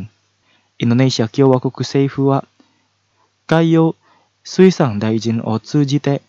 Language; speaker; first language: Japanese; non-native, fluent; Indonesian